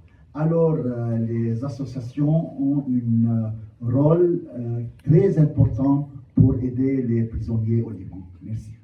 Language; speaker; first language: French; non-native, local second language; Arabic